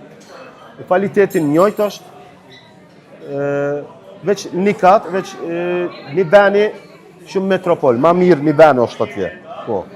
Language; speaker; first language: Albanian; early bilingual, heritage; Turkish